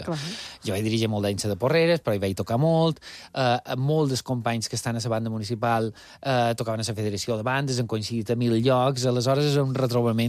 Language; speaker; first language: Catalan; native; Catalan